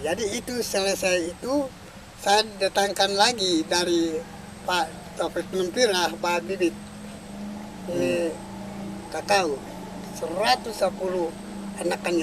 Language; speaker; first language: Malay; non-native, local second language; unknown